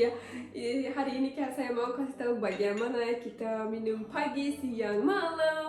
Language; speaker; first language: Indonesian; non-native, learner; Turkish